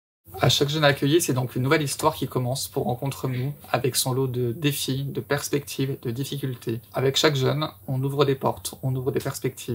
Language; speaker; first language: French; native; French